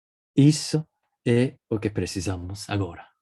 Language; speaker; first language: Portuguese; non-native, fluent; Japanese